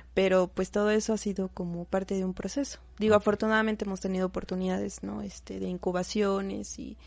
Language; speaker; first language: Spanish; native; Spanish